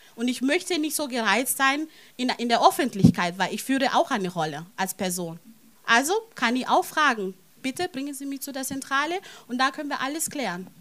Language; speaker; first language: German; non-native, fluent; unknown